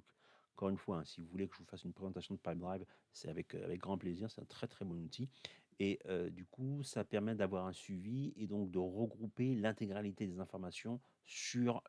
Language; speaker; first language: French; native; French